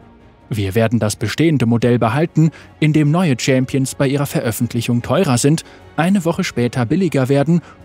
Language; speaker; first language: German; native; German